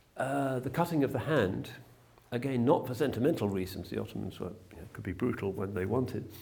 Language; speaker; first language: English; native; English